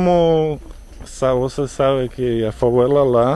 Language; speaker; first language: Portuguese; non-native, learner; Russian